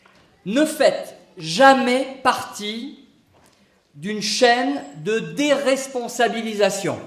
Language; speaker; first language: French; native; French